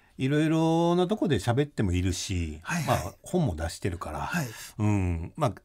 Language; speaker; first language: Japanese; native; Japanese